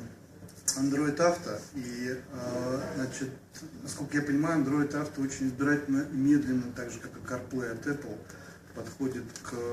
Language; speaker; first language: Russian; native; Russian